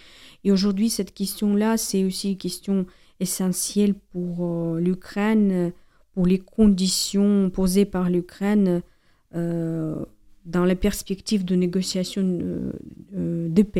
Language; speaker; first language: French; non-native, fluent; Ukrainian